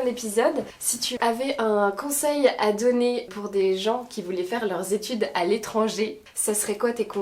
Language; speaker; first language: French; native; French